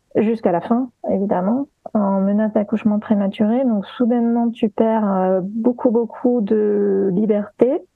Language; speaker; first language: French; native; French